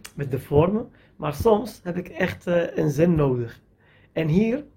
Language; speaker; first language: Dutch; non-native, learner; Arabic